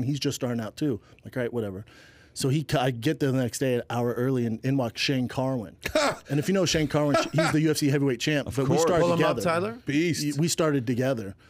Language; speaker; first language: English; native; English